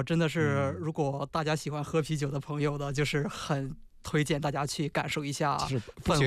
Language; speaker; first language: Chinese; native; Chinese